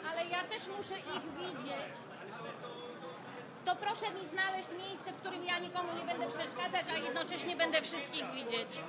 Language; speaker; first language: Polish; native; Polish